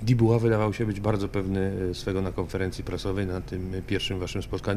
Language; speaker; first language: Polish; native; Polish